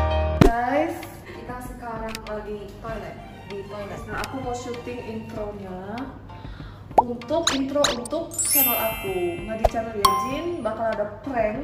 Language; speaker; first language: Indonesian; non-native, fluent; Korean